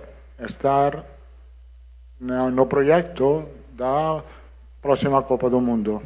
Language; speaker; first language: Portuguese; non-native, learner; Italian